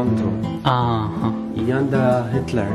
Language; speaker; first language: Chinese; non-native, learner; Arabic